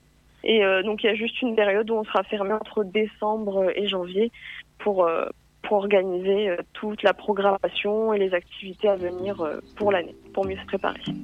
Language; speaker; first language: French; native; French